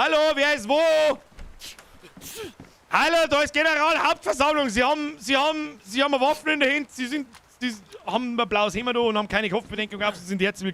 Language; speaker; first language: German; native; German